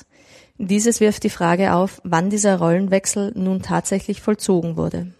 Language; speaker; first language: German; native; German